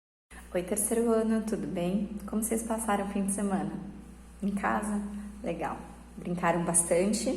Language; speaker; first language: Portuguese; native; Portuguese